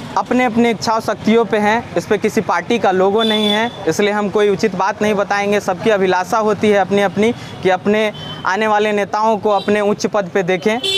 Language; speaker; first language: Hindi; native; Hindi